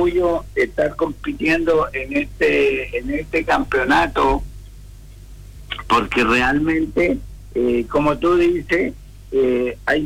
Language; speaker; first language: Spanish; native; Spanish